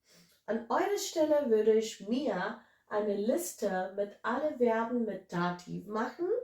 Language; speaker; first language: German; non-native, fluent; English